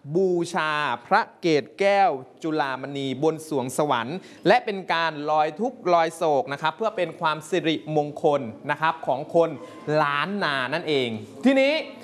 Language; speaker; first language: Thai; native; Thai